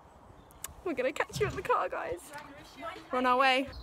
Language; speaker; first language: English; native; English